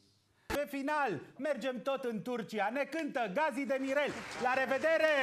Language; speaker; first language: Romanian; native; Romanian